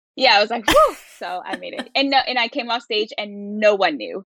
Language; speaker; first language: English; native; English